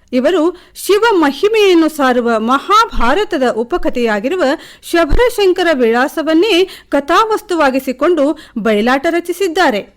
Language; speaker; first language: Kannada; native; Kannada